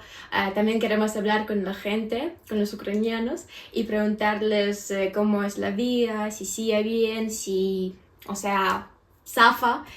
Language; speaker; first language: Spanish; non-native, fluent; Ukrainian